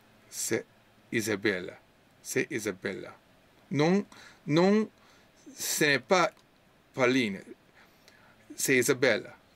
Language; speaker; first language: French; non-native, learner; English